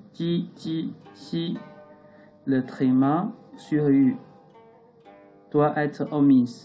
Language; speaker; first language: French; non-native, learner; Chinese